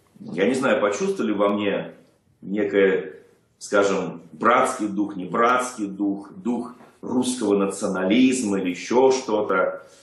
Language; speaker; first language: Russian; native; Russian